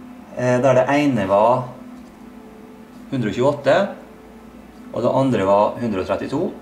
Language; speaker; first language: Norwegian; native; Norwegian